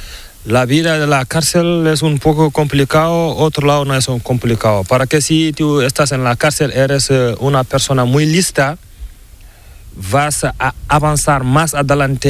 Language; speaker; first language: Spanish; non-native, learner; Fula